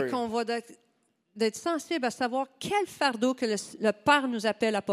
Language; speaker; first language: French; native; French